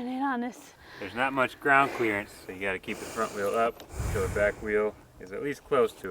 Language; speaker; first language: English; native; English